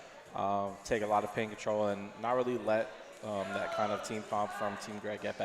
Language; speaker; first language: English; native; English